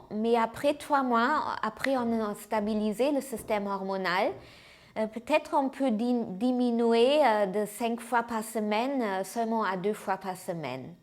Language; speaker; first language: French; non-native, fluent; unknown